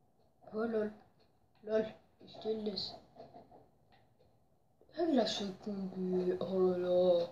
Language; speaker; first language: French; native; French